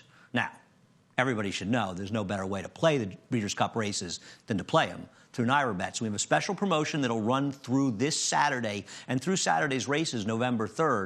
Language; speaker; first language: English; native; English